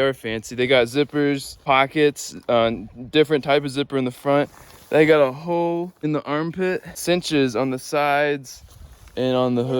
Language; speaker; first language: English; native; English